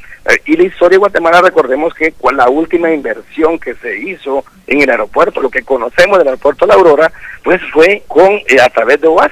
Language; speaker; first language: Spanish; native; Spanish